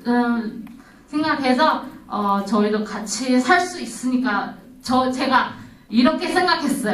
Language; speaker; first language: Korean; non-native, learner; Chinese